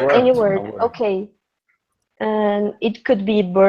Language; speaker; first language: English; non-native, learner; Portuguese